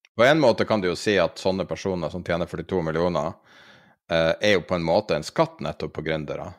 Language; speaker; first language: Norwegian; native; Norwegian